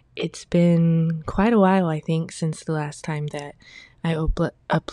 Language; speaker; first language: English; early bilingual, other home language; Chinese